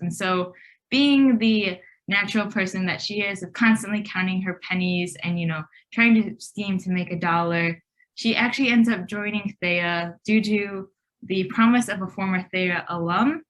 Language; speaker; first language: English; native; English